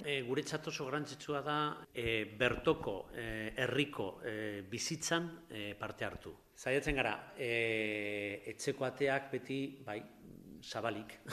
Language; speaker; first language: Basque; native; Basque